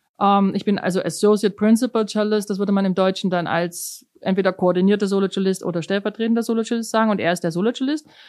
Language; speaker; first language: German; native; German